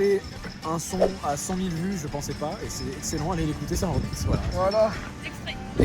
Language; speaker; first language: French; native; French